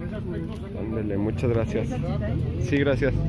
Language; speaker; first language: Spanish; native; Spanish